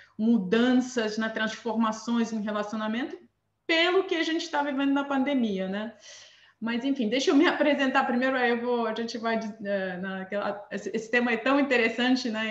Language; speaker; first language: Portuguese; non-native, fluent; Armenian